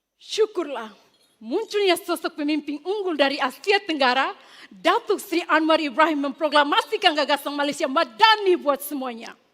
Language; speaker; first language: Malay; non-native, fluent; Tetum